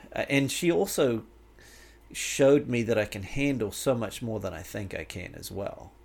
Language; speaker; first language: English; native; English